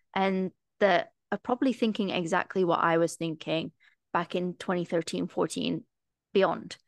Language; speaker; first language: English; native; English